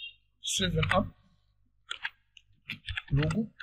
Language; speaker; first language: Arabic; native; Arabic